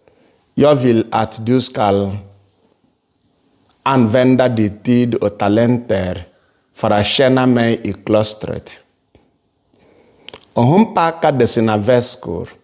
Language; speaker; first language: Swedish; non-native, fluent; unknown